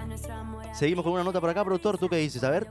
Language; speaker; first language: Spanish; native; Spanish